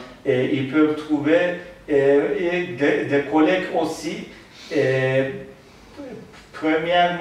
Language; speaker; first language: French; non-native, learner; Turkish